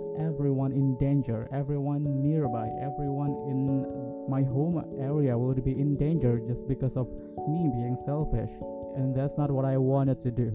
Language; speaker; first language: English; non-native, fluent; Indonesian